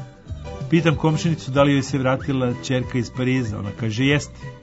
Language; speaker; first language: Croatian; native; Croatian